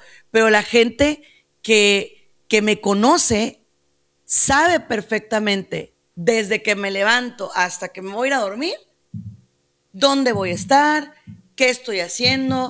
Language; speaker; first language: Spanish; native; Spanish